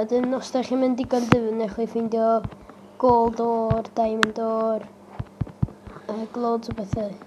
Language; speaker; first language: Welsh; native; Welsh